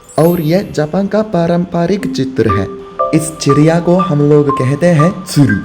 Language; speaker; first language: Hindi; non-native, fluent; Japanese